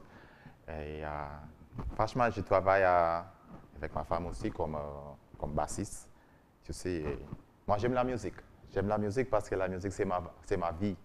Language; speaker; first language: French; non-native, learner; English